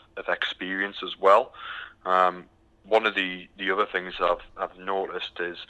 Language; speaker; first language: English; native; English